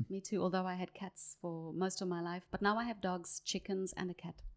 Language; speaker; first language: English; native; English